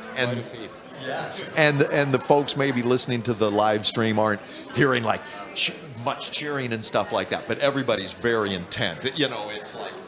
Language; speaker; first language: English; native; English